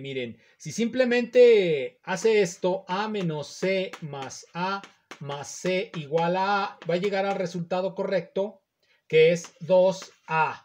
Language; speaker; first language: Spanish; native; Spanish